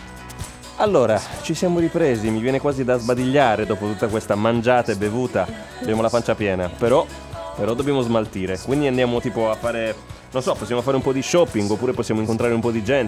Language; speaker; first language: Italian; native; Italian